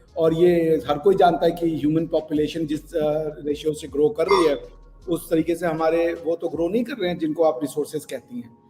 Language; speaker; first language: Hindi; native; Hindi